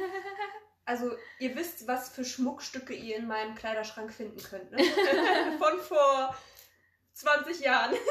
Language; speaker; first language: German; early bilingual, other home language; Polish